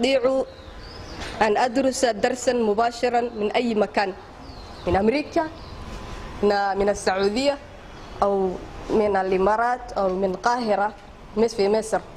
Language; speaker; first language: Arabic; non-native, learner; Somali